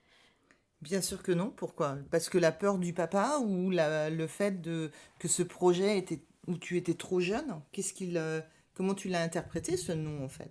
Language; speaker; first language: French; native; French